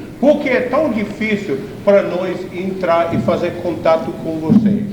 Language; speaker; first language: Portuguese; non-native, fluent; English